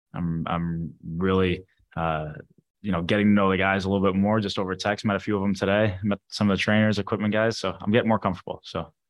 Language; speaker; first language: English; native; English